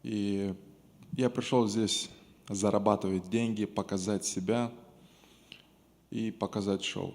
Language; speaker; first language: Russian; non-native, local second language; Romanian